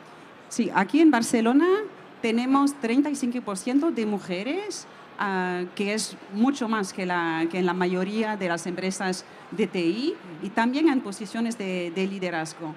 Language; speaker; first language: Spanish; non-native, fluent; French